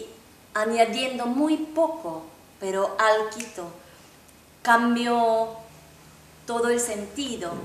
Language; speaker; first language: Spanish; non-native, fluent; Finnish